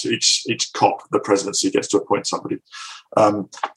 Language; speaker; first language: English; native; English